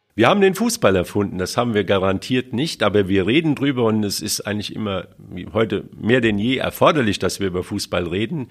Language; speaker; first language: German; native; German